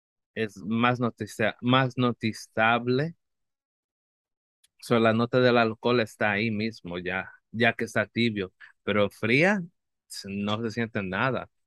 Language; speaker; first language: Spanish; early bilingual, heritage; Spanish